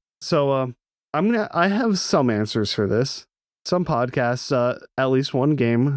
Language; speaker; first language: English; native; English